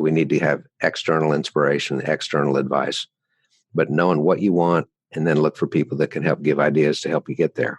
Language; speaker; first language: English; native; English